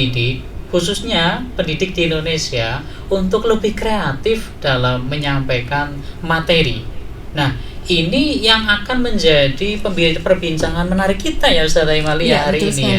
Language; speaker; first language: Indonesian; native; Indonesian